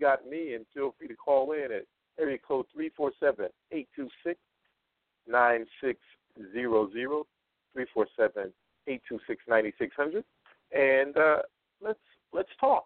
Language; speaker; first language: English; native; English